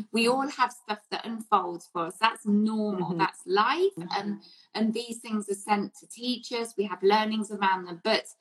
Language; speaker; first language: English; native; English